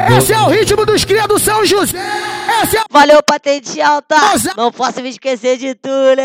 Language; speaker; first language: Portuguese; native; Portuguese